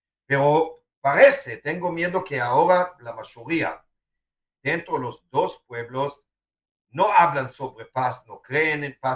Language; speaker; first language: Spanish; non-native, fluent; Hebrew